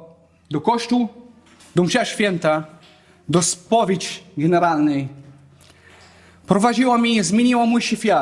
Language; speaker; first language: Polish; non-native, learner; Arabic